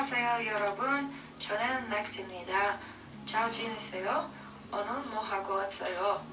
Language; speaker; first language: Korean; non-native, learner; English